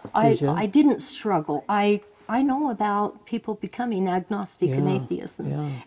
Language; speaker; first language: English; native; English